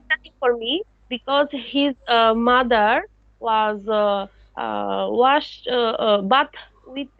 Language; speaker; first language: English; non-native, learner; Bangla